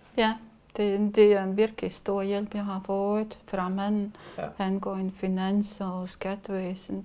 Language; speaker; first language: Danish; non-native, learner; Latvian